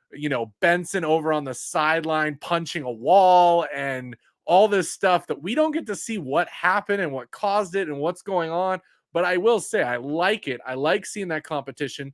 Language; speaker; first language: English; native; English